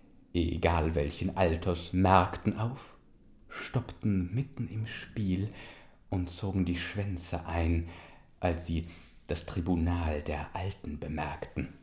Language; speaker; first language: German; native; German